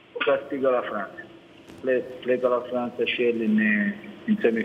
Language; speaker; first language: Romanian; non-native, learner; Italian